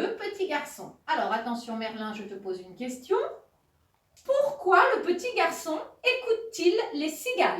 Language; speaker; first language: French; native; French